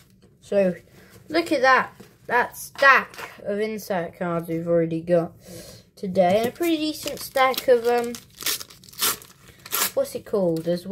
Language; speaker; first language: English; native; English